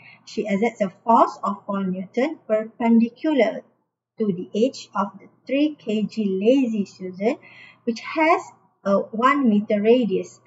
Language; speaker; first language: English; non-native, local second language; Malay